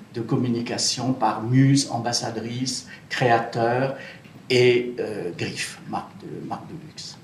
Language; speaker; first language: French; native; French